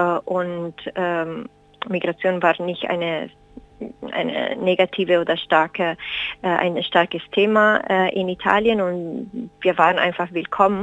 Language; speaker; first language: German; non-native, fluent; Spanish